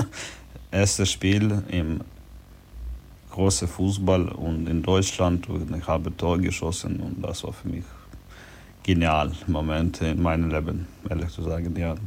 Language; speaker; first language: German; non-native, learner; Ukrainian